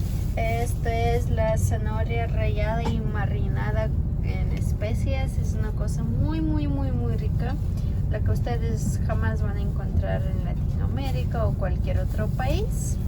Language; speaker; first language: Spanish; non-native, local second language; Russian